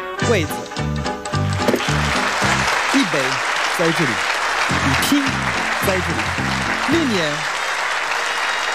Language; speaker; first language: Chinese; non-native, fluent; French